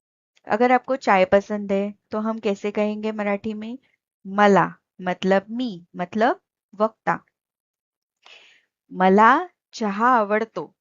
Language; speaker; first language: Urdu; non-native, local second language; Marathi